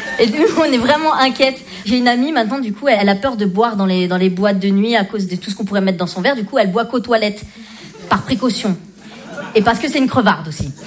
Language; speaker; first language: French; native; French